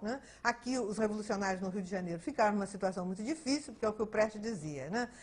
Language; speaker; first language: Portuguese; early bilingual, other home language; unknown